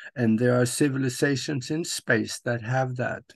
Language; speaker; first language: English; non-native, fluent; Norwegian